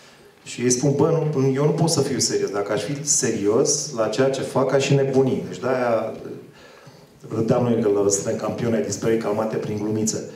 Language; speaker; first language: Romanian; native; Romanian